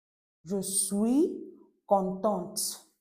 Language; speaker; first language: French; non-native, fluent; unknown